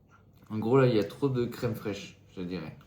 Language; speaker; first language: French; native; French